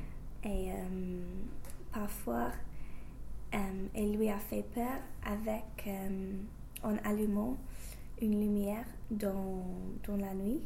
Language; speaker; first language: French; non-native, learner; English